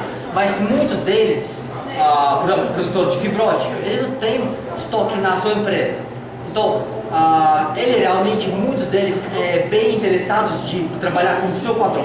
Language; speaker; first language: Portuguese; non-native, learner; Russian